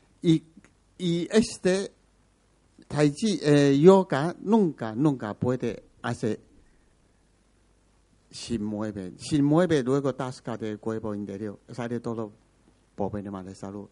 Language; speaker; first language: Spanish; non-native, learner; Chinese